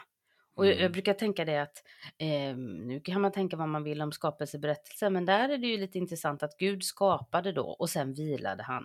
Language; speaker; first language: Swedish; native; Swedish